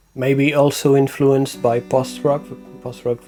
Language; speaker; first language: English; non-native, fluent; French